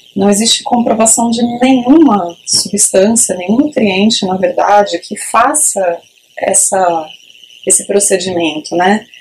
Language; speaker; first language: Portuguese; native; Portuguese